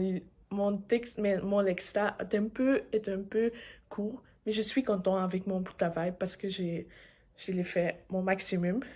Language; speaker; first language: French; non-native, learner; English